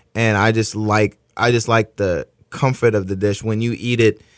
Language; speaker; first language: English; native; English